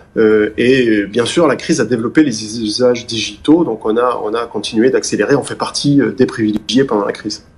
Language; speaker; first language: French; native; French